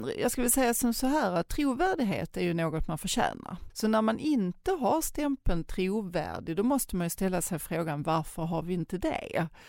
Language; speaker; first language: Swedish; native; Swedish